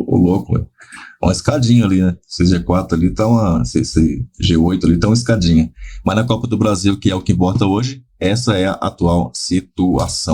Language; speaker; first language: Portuguese; native; Portuguese